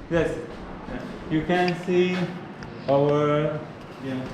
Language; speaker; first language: English; non-native, learner; Persian